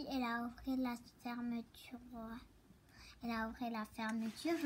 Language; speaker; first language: French; early bilingual, other home language; Turkish